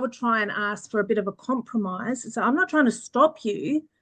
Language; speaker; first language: English; early bilingual, other home language; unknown